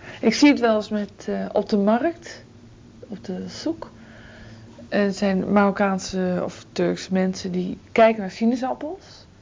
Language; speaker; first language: Dutch; native; Dutch